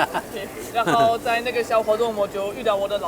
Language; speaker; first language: Chinese; non-native, fluent; German